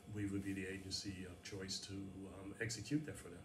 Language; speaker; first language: English; native; English